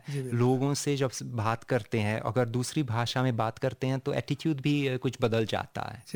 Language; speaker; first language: Hindi; non-native, fluent; Hungarian